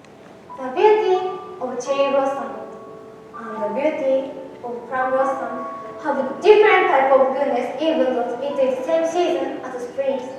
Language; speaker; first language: English; non-native, learner; Japanese